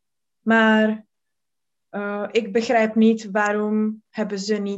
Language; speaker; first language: Dutch; non-native, learner; Czech